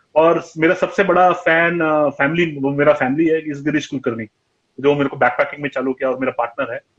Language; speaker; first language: Hindi; non-native, local second language; Tamil